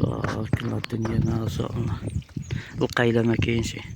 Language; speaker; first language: Arabic; native; Arabic